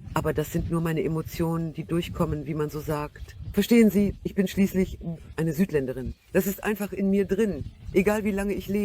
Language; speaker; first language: German; non-native, fluent; Russian